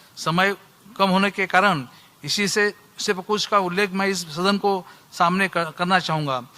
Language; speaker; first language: Hindi; non-native, local second language; Marathi